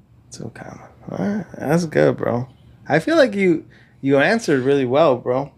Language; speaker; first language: English; early bilingual, other home language; Spanish